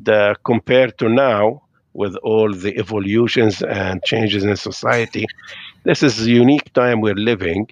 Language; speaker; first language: English; non-native, fluent; Arabic